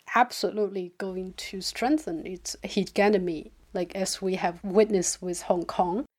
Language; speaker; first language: English; non-native, fluent; Chinese